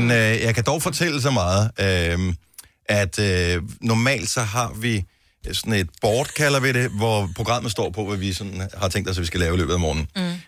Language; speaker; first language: Danish; native; Danish